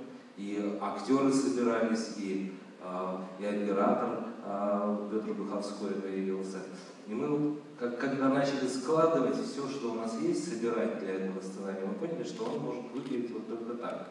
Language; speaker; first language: Russian; native; Russian